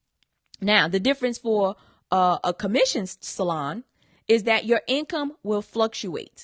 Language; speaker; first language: English; native; English